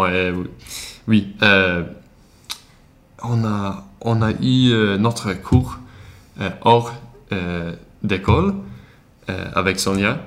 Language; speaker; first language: French; non-native, learner; Swedish